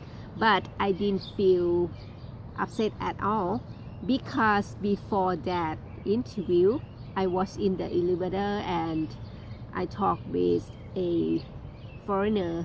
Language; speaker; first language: English; non-native, learner; Thai